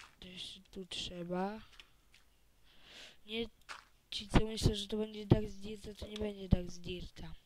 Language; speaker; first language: Polish; native; Polish